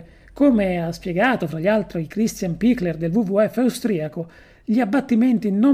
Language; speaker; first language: Italian; native; Italian